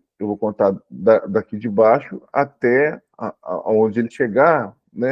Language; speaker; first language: Portuguese; native; Portuguese